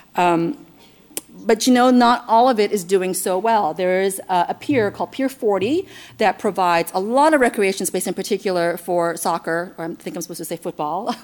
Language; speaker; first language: English; non-native, fluent; Chinese